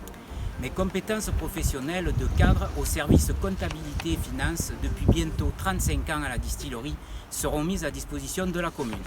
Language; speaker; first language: French; native; French